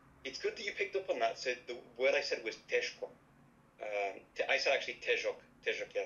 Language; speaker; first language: English; native; English